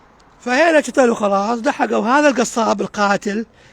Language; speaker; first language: Arabic; native; Arabic